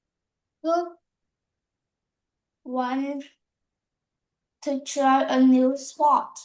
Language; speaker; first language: English; non-native, learner; Vietnamese